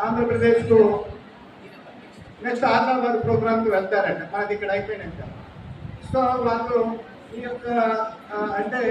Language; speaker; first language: Telugu; native; Telugu